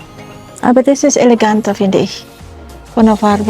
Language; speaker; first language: German; non-native, learner; Indonesian